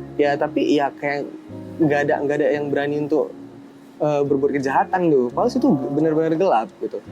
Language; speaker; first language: Indonesian; native; Indonesian